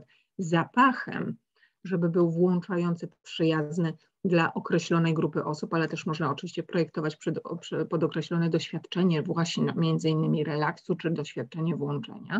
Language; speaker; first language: Polish; native; Polish